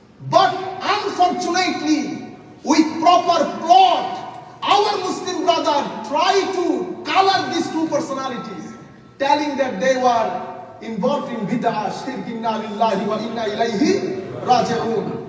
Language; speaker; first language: English; non-native, local second language; Bangla